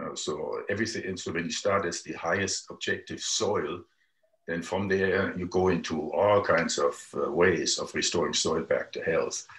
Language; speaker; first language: English; non-native, fluent; German